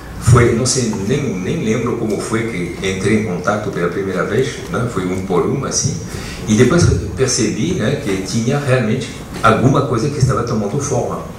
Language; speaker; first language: Portuguese; non-native, fluent; French